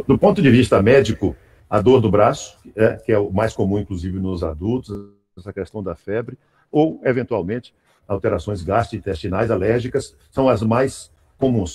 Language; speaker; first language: Portuguese; native; Portuguese